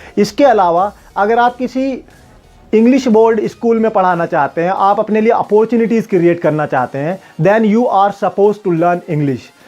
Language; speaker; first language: Hindi; native; Hindi